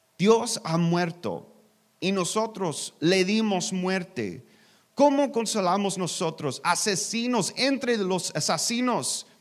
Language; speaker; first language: Spanish; non-native, learner; English